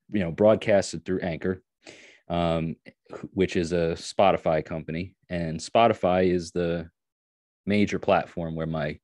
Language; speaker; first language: English; native; English